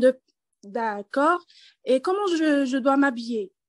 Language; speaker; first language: French; non-native, learner; Arabic